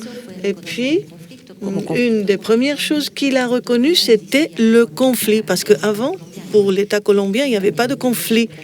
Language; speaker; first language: French; non-native, fluent; Spanish